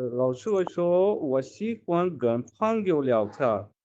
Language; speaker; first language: Chinese; non-native, learner; Urdu